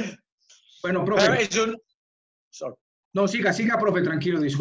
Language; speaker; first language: Spanish; native; Spanish